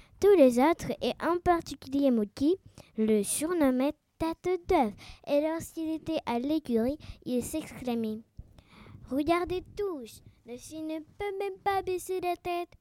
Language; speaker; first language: French; non-native, learner; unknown